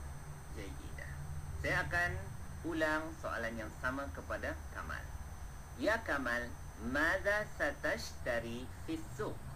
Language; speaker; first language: Arabic; non-native, fluent; Malay